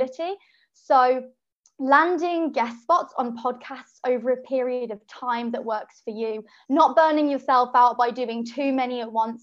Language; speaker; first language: English; native; English